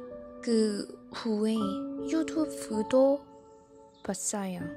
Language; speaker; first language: Korean; non-native, learner; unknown